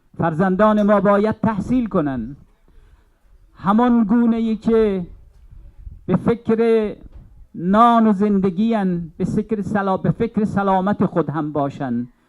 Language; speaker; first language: Persian; native; Persian